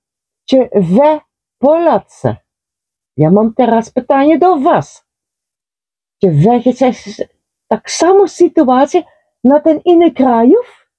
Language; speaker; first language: Polish; non-native, learner; Dutch